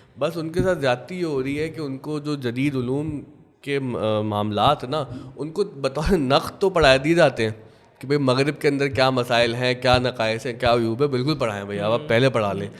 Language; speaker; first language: Urdu; native; Urdu